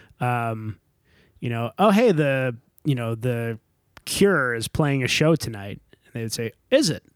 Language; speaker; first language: English; native; English